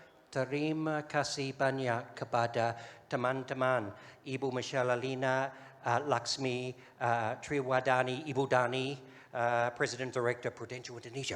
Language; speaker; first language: Indonesian; non-native, fluent; English